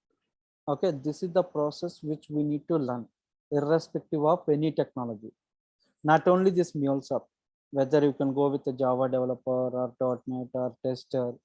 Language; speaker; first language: English; non-native, local second language; Telugu